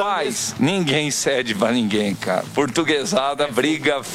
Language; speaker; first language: Portuguese; native; Portuguese